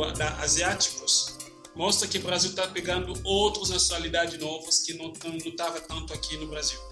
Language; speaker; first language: Portuguese; non-native, fluent; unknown